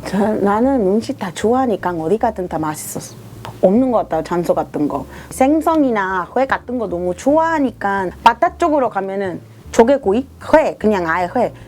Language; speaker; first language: Korean; non-native, fluent; Spanish